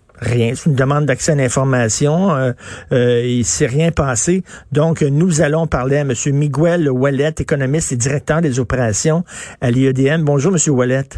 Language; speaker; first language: French; native; French